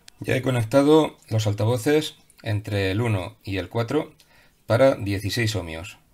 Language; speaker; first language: Spanish; native; Spanish